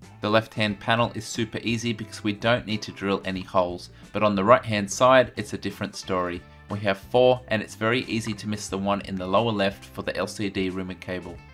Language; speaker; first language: English; native; English